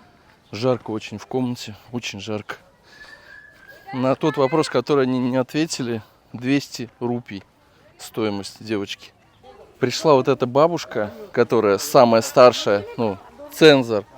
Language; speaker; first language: Russian; native; Russian